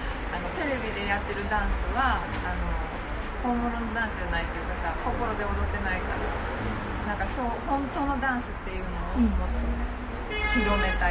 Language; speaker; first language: Japanese; native; Japanese